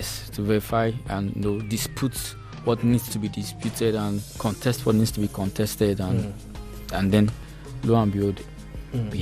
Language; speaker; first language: English; non-native, local second language; Yoruba